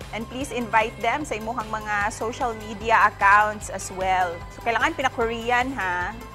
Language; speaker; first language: Cebuano; native; Cebuano